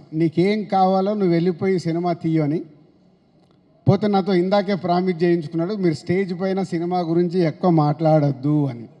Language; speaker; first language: Telugu; native; Telugu